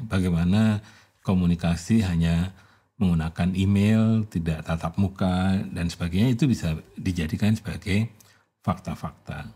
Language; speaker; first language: Indonesian; native; Indonesian